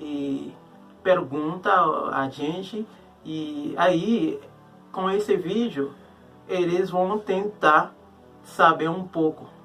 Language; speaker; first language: Portuguese; non-native, learner; Haitian Creole